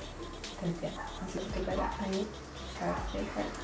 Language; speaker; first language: Spanish; native; Spanish